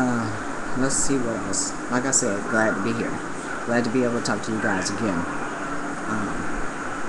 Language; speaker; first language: English; native; English